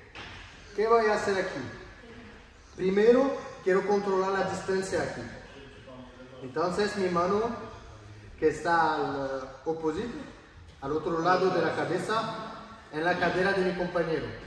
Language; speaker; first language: Spanish; non-native, learner; French